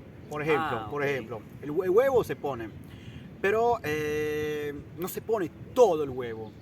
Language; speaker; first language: Spanish; early bilingual, heritage; Italian